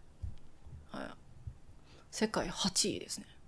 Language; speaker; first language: Japanese; native; Japanese